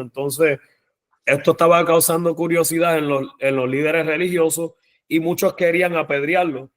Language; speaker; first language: Spanish; native; Spanish